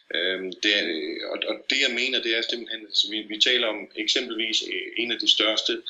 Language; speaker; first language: Danish; native; Danish